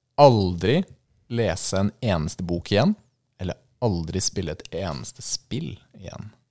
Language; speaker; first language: Norwegian; native; Norwegian